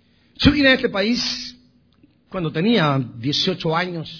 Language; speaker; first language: Spanish; native; Spanish